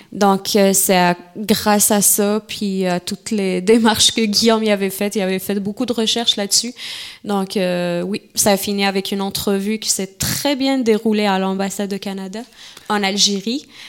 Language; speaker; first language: French; non-native, local second language; Kabyle